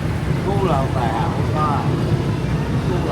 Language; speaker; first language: Chinese; early bilingual, heritage; Chinese